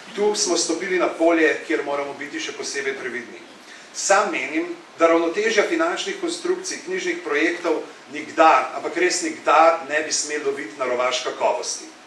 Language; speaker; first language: Slovenian; native; Slovenian